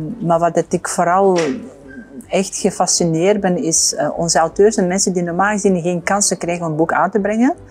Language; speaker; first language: Dutch; non-native, fluent; Bosnian